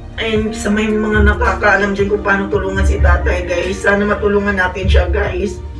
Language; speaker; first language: Filipino; native; Filipino